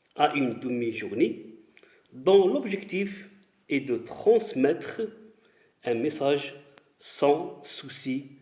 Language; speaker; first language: French; non-native, local second language; Arabic